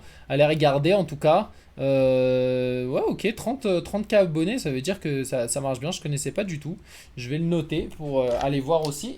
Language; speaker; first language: French; native; French